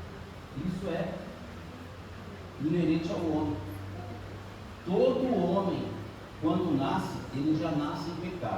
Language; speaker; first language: Portuguese; native; Portuguese